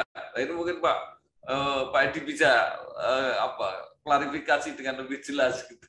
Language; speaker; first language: Indonesian; native; Indonesian